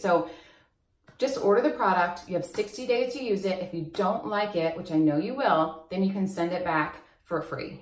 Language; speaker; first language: English; native; English